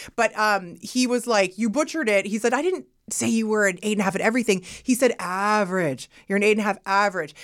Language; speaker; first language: English; early bilingual, other home language; Yoruba